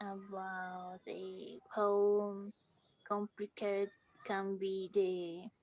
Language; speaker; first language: English; non-native, learner; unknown